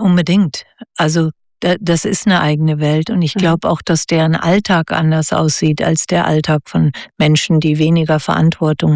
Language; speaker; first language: German; native; German